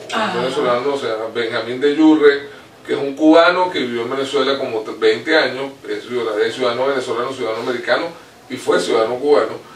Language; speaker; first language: Spanish; native; Spanish